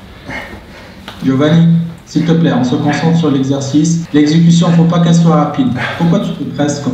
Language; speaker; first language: French; native; French